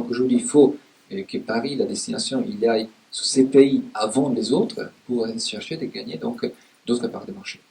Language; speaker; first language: French; native; French